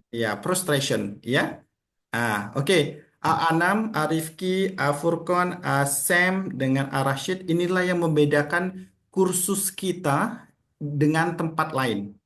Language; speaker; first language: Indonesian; native; Indonesian